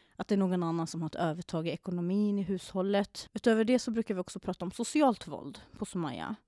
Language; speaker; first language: Swedish; non-native, fluent; Arabic